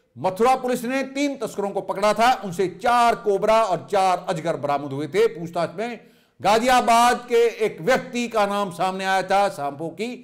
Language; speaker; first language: Hindi; native; Hindi